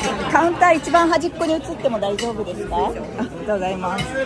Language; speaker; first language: Japanese; native; Japanese